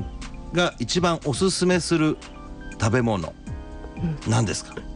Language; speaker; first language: Japanese; native; Japanese